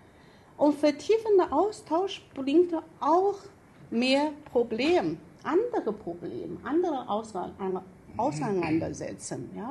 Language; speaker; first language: German; non-native, fluent; Chinese